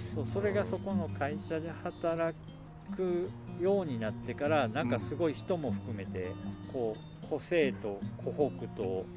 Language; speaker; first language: Japanese; native; Japanese